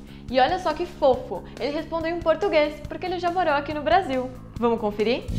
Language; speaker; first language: Portuguese; native; Portuguese